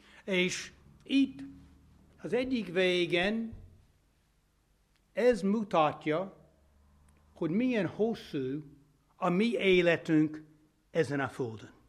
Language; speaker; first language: Hungarian; non-native, fluent; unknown